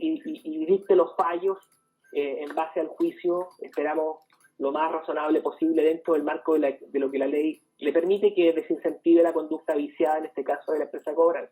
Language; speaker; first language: Spanish; native; Spanish